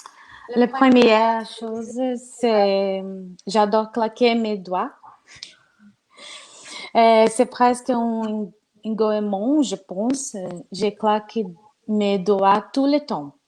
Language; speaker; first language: French; non-native, learner; Portuguese